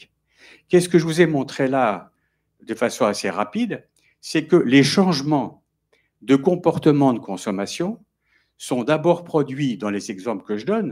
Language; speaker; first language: French; native; French